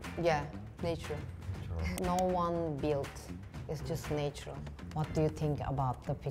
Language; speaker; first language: English; non-native, fluent; Turkish